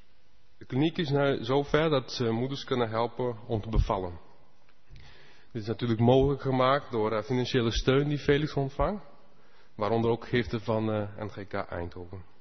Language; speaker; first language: Dutch; non-native, fluent; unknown